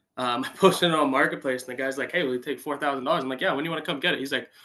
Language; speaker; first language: English; native; English